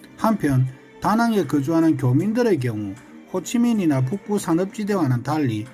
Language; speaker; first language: Korean; native; Korean